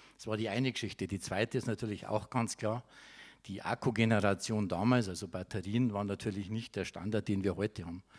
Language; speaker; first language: German; native; German